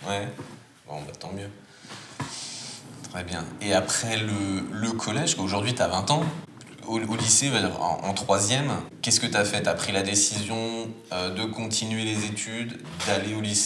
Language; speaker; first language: French; native; French